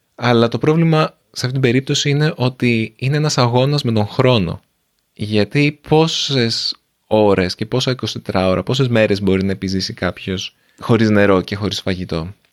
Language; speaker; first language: Greek; native; Greek